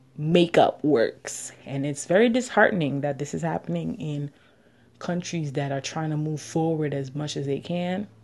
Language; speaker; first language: English; native; English